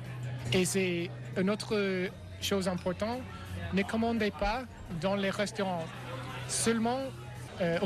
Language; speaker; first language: French; non-native, learner; English